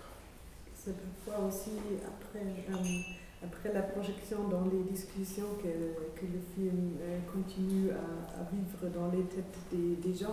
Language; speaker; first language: French; non-native, fluent; German